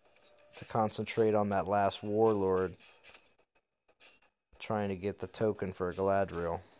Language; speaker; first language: English; native; English